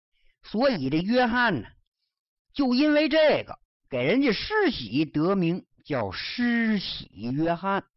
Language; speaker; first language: Chinese; native; Chinese